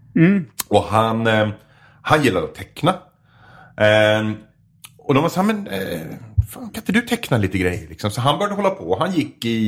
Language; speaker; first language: Swedish; native; Swedish